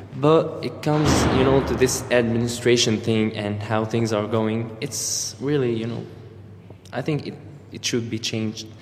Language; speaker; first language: English; non-native, fluent; Arabic